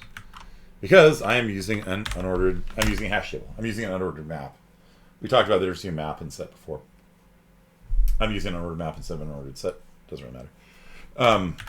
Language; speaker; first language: English; native; English